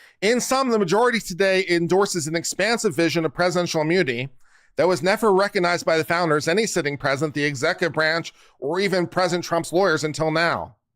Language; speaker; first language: English; native; English